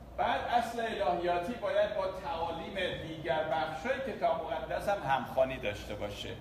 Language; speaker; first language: Persian; non-native, local second language; Armenian